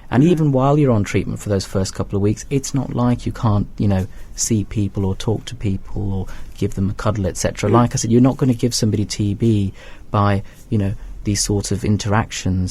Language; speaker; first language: English; native; English